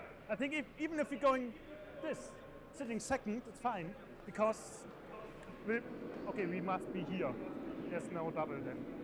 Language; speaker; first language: English; non-native, fluent; German